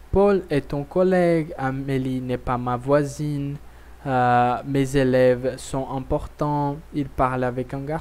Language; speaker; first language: French; non-native, fluent; Portuguese